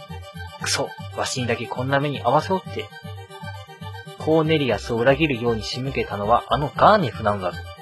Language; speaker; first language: Japanese; native; Japanese